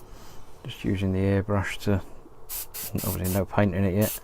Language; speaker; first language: English; native; English